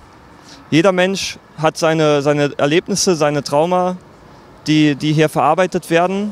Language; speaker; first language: German; native; German